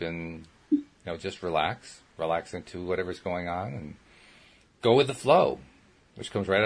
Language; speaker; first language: English; native; English